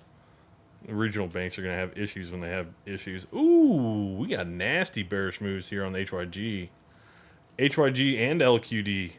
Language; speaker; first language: English; native; English